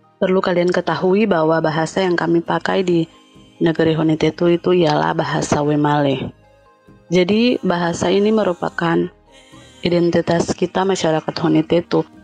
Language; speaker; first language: Indonesian; native; Indonesian